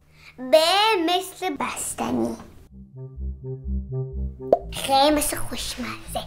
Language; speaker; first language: Persian; early bilingual, heritage; Persian